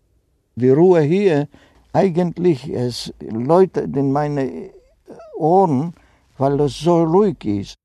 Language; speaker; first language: German; non-native, fluent; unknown